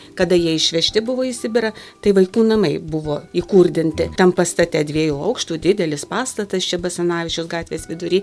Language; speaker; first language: Lithuanian; native; Lithuanian